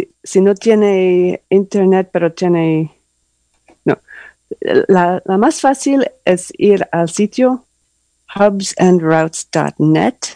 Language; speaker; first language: Spanish; non-native, learner; English